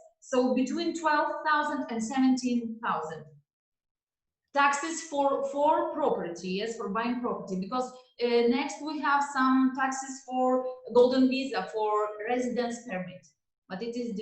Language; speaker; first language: English; non-native, learner; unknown